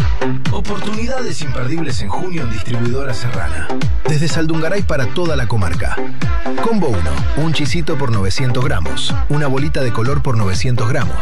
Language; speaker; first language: Spanish; native; Spanish